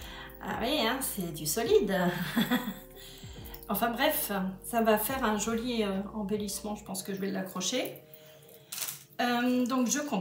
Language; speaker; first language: French; native; French